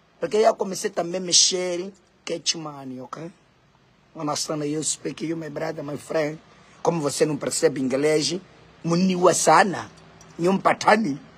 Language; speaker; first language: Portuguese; non-native, local second language; Makhuwa